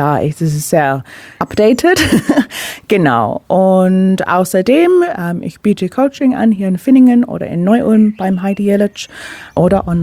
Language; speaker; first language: German; non-native, fluent; English